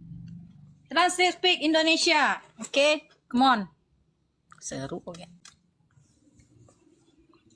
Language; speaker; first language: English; non-native, learner; Indonesian